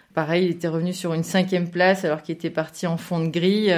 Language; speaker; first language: French; native; French